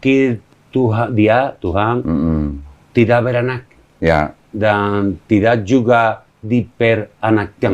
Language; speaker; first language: Indonesian; non-native, learner; Spanish